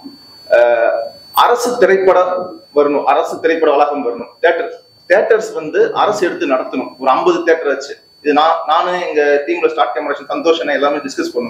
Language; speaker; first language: Tamil; native; Tamil